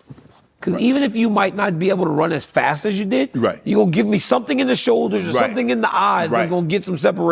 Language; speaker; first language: English; native; English